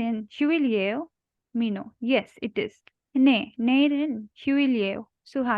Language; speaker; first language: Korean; non-native, learner; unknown